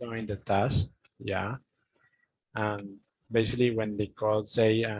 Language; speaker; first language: English; non-native, learner; Spanish